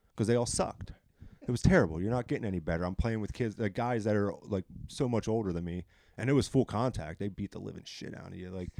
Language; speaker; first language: English; native; English